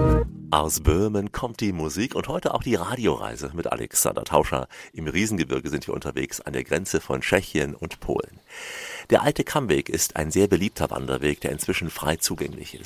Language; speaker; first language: German; native; German